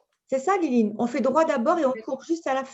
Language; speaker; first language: French; native; French